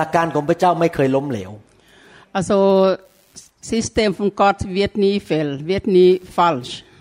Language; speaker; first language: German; non-native, learner; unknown